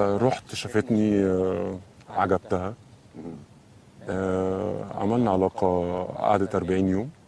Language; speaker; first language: Arabic; native; Arabic